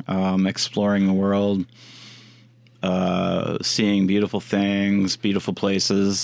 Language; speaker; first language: English; native; English